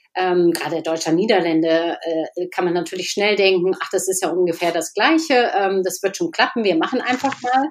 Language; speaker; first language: German; native; German